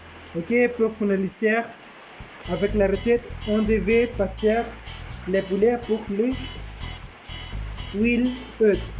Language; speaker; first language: French; non-native, learner; Spanish